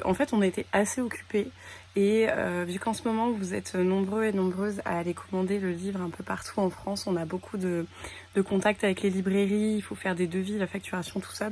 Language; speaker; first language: French; native; French